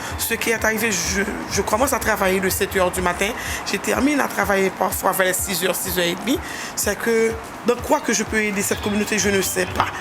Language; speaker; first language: French; non-native, local second language; Haitian Creole